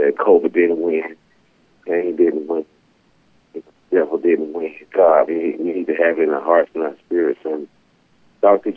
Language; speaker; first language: English; native; English